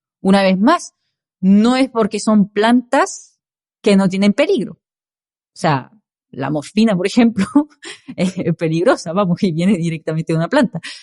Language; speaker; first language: Spanish; non-native, fluent; French